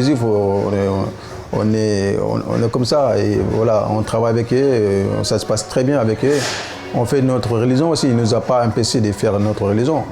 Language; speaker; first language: French; non-native, local second language; Soninke